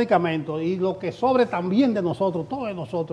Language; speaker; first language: Spanish; native; Spanish